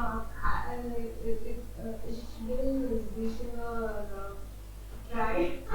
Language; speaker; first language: German; non-native, learner; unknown